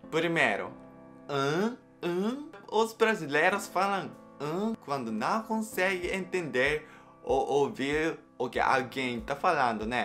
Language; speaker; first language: Portuguese; non-native, learner; Japanese